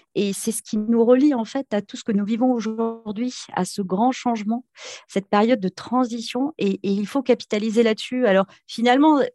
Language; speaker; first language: French; native; French